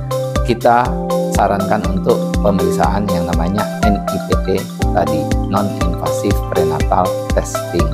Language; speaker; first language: Indonesian; native; Indonesian